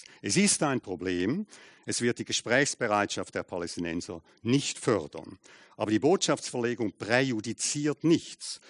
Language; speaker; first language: German; native; German